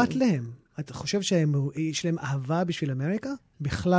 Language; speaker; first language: Hebrew; early bilingual, heritage; English